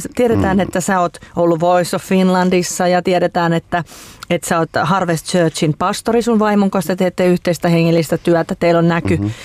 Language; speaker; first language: Finnish; native; Finnish